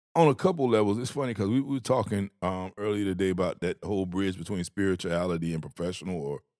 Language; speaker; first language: English; native; English